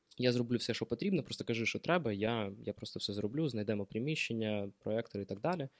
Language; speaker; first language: Ukrainian; non-native, local second language; Russian